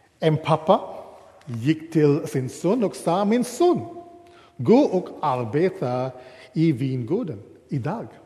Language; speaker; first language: Swedish; non-native, fluent; English